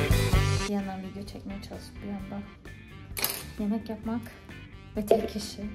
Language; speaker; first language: Turkish; native; Turkish